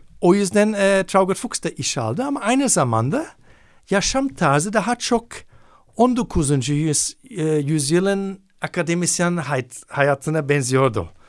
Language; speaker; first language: Turkish; non-native, fluent; German